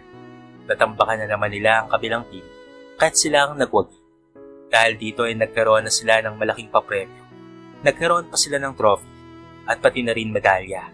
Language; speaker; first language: Filipino; native; Filipino